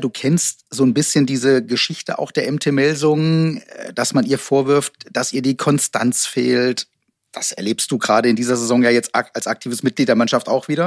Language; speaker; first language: German; native; German